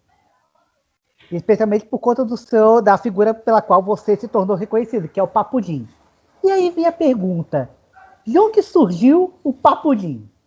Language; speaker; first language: Portuguese; native; Portuguese